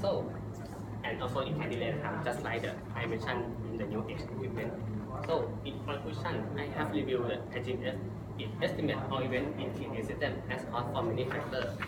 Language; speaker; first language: English; non-native, learner; Thai